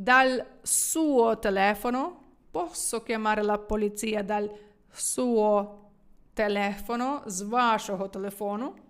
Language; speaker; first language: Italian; non-native, fluent; Ukrainian